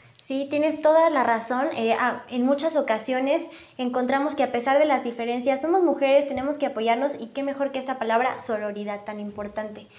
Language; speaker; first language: Spanish; native; Spanish